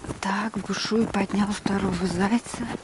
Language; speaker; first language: Russian; native; Russian